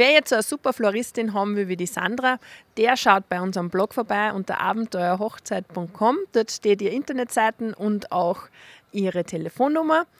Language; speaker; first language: German; native; German